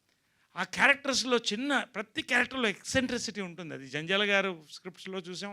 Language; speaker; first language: Telugu; native; Telugu